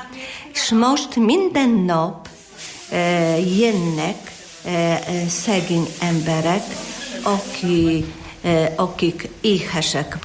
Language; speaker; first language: Hungarian; non-native, learner; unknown